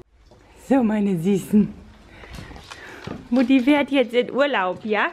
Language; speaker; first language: German; native; German